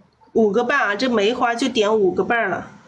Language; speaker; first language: Chinese; native; Chinese